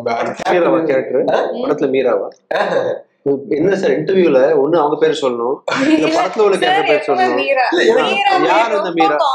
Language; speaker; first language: Tamil; native; Tamil